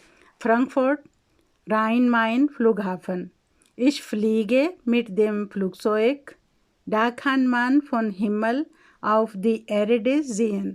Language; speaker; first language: German; non-native, fluent; Urdu